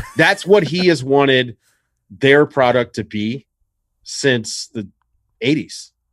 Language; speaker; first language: English; native; English